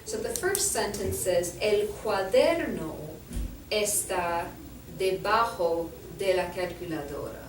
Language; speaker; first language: Spanish; non-native, fluent; English